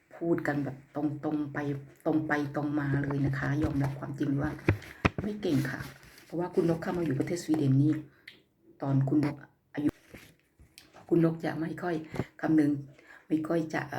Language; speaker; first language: Thai; native; Thai